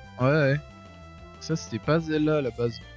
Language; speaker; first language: French; native; French